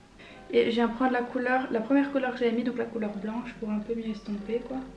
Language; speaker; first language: French; native; French